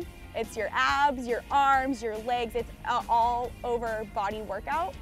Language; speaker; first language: English; native; English